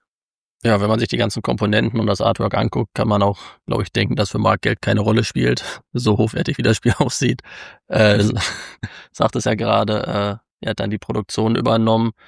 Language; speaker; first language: German; native; German